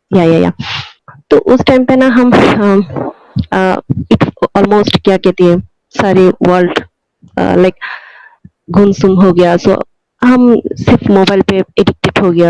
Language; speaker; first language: Hindi; non-native, local second language; Bangla